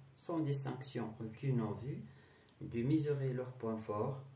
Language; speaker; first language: French; non-native, local second language; Arabic